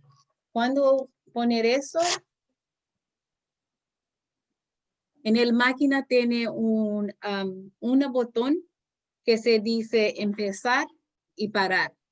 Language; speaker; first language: Spanish; non-native, learner; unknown